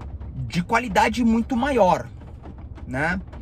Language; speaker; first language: Portuguese; native; Portuguese